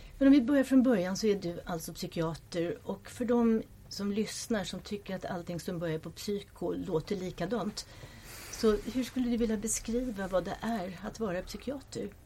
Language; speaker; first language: Swedish; non-native, fluent; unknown